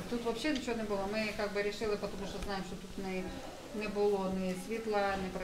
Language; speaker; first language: Russian; non-native, local second language; Ukrainian